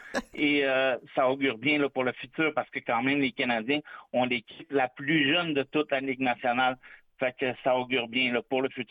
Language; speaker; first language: French; native; French